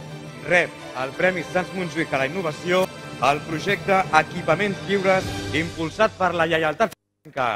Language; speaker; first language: Catalan; native; Catalan